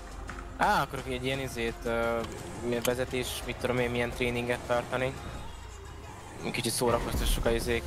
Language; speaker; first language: Hungarian; native; Hungarian